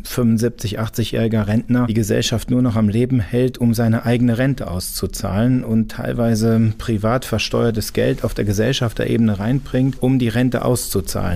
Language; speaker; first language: German; native; German